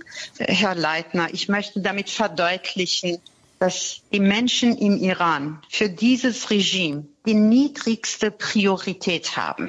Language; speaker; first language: German; non-native, fluent; Persian